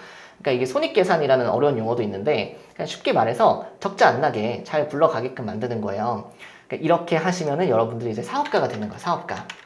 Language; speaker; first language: Korean; native; Korean